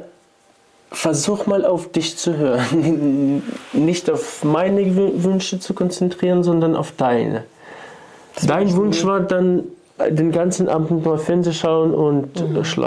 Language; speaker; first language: German; non-native, fluent; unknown